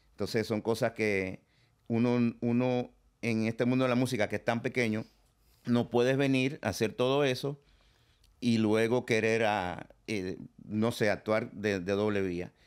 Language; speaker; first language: Spanish; native; Spanish